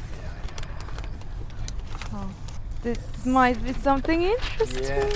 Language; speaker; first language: English; non-native, fluent; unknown